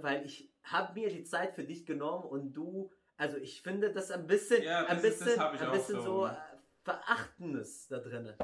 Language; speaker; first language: German; non-native, fluent; Arabic